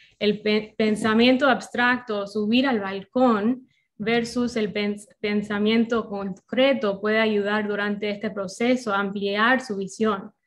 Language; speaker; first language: Spanish; non-native, fluent; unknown